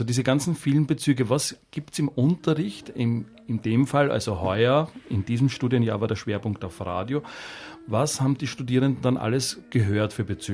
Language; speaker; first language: German; native; German